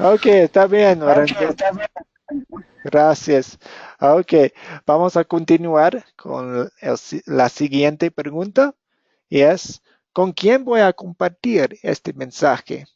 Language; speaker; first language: Spanish; non-native, fluent; English